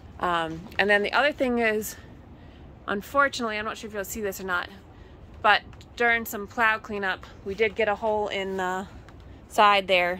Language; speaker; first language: English; native; English